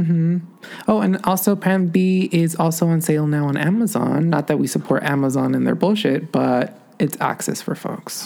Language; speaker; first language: English; early bilingual, other home language; Spanish